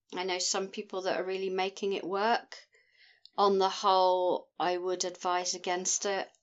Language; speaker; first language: English; native; English